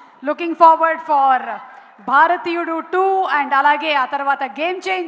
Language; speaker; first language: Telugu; native; Telugu